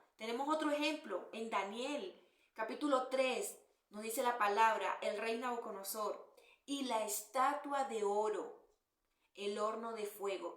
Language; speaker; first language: Spanish; native; Spanish